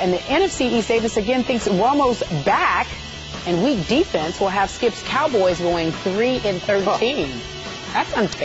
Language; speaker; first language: English; native; English